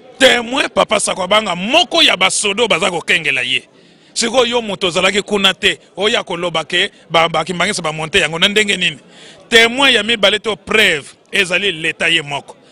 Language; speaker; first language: Lingala; native; Lingala